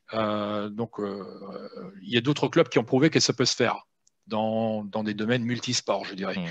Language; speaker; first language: French; native; French